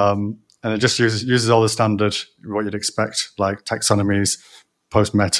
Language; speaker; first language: English; native; English